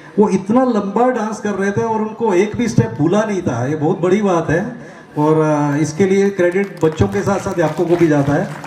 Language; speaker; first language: Hindi; non-native, local second language; Dogri